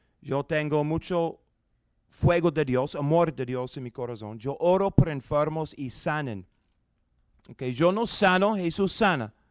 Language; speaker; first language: Spanish; non-native, fluent; English